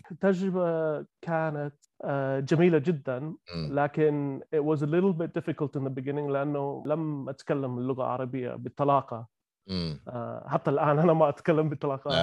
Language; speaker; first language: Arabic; non-native, learner; Kachhi